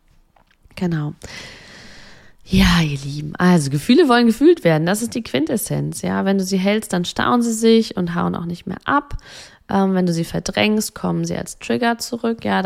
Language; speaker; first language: German; native; German